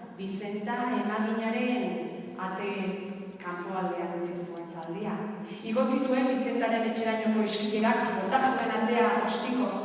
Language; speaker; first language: Basque; native; Basque